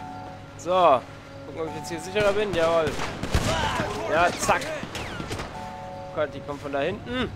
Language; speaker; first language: German; native; German